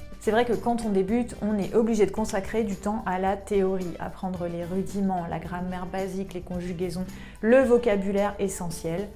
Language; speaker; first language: French; native; French